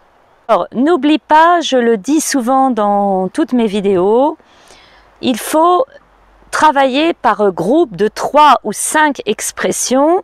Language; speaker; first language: French; native; French